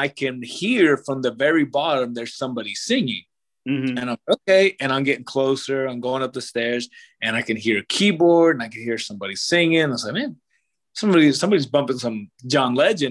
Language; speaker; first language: English; native; English